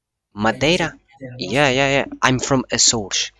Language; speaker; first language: English; non-native, learner; Portuguese